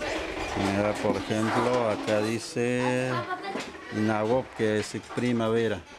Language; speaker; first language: Spanish; non-native, local second language; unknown